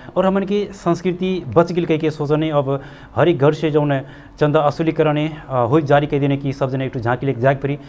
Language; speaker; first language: Bhojpuri; non-native, local second language; Dangaura Tharu